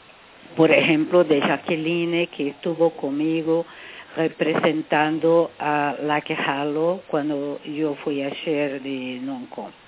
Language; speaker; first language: Spanish; non-native, fluent; Portuguese